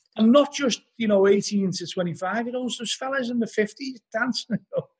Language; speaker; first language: English; native; English